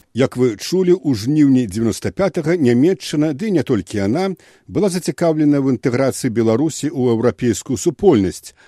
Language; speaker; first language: Belarusian; native; Belarusian